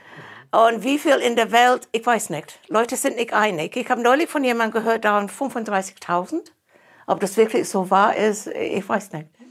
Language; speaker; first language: German; non-native, fluent; English